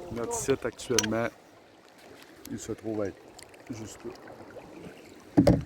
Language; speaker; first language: French; native; French